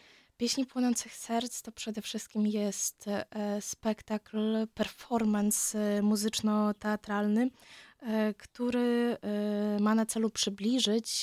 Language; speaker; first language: Polish; non-native, fluent; Ukrainian